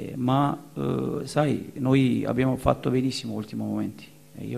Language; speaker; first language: Italian; non-native, fluent; Turkish